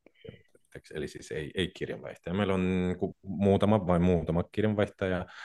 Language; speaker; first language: Finnish; non-native, fluent; Russian